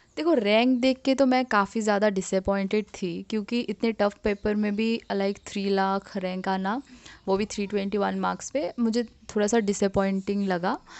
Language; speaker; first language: Hindi; non-native, local second language; Assamese